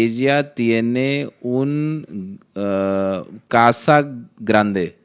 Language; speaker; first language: Spanish; non-native, learner; Hindi